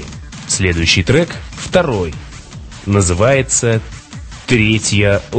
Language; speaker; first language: Russian; native; Russian